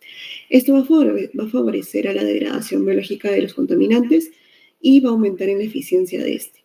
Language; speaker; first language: Spanish; native; Spanish